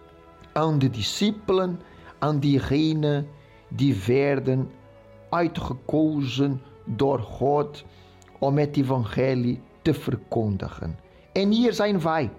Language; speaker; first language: Dutch; non-native, local second language; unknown